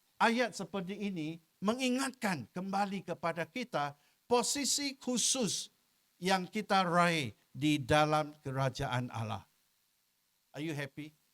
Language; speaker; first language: Malay; non-native, local second language; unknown